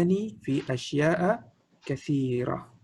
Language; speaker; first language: Arabic; non-native, fluent; English